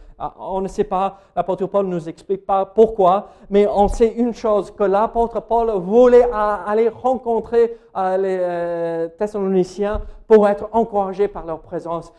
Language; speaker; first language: French; non-native, fluent; English